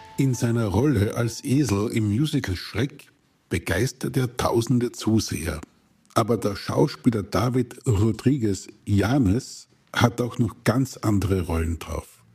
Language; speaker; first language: German; native; German